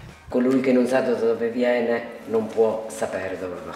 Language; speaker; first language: Italian; native; Italian